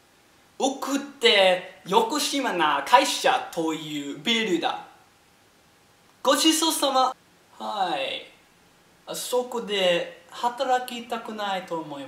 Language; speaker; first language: Japanese; non-native, learner; English